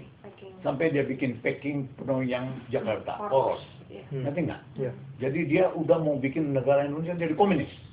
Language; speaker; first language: Indonesian; non-native, fluent; Sindhi